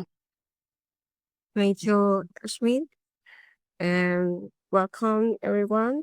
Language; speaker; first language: English; non-native, learner; Spanish